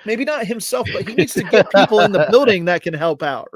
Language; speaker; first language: English; native; English